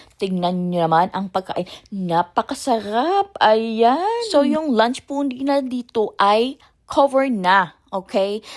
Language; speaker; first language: Filipino; native; Filipino